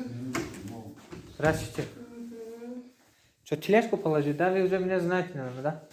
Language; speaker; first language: Russian; non-native, fluent; Tajik